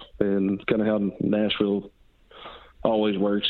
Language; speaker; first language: English; native; English